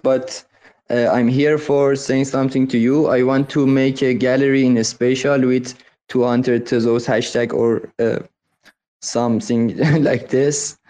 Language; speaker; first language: English; non-native, learner; Persian